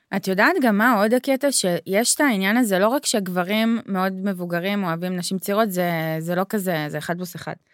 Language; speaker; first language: Hebrew; early bilingual, other home language; Russian